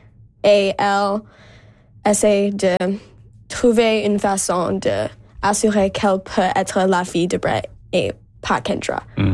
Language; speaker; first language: French; non-native, local second language; English